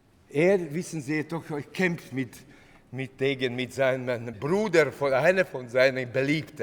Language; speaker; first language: German; non-native, fluent; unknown